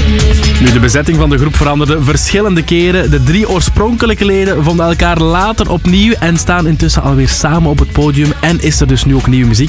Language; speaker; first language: Dutch; native; Dutch